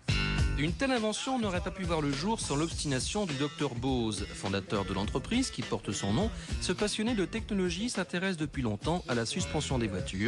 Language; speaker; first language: French; native; French